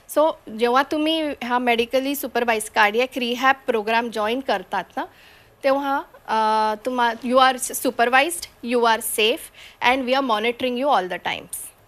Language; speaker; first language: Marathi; non-native, local second language; Konkani